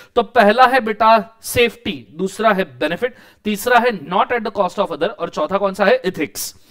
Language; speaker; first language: Hindi; non-native, local second language; Marathi